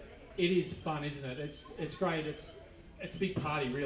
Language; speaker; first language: English; native; English